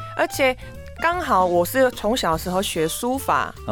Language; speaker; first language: Chinese; non-native, fluent; Korean